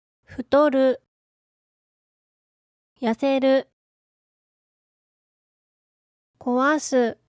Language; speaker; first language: Japanese; native; Japanese